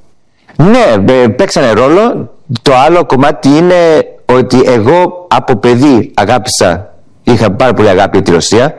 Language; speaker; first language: Greek; early bilingual, heritage; English